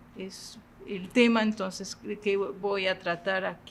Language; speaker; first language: Spanish; non-native, fluent; French